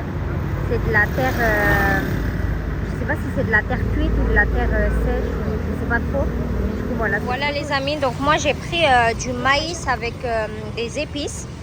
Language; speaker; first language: French; native; French